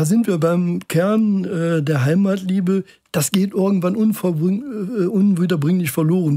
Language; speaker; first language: German; native; German